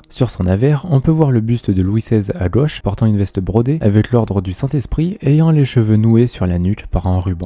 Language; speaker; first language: French; native; French